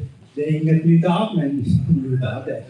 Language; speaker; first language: Swedish; non-native, learner; Tigrinya